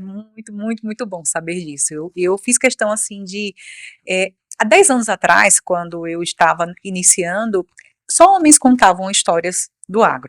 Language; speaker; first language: Portuguese; native; Portuguese